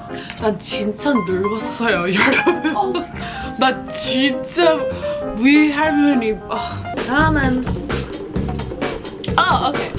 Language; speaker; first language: Korean; non-native, fluent; English